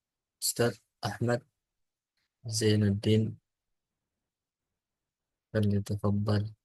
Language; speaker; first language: Arabic; non-native, fluent; Indonesian